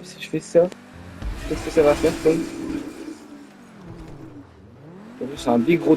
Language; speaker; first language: French; native; French